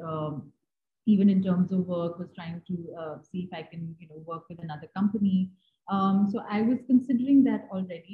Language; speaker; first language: English; non-native, local second language; Hindi